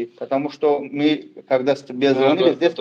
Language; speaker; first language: Russian; non-native, fluent; Tajik